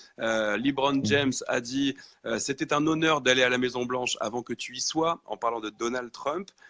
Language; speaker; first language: French; native; French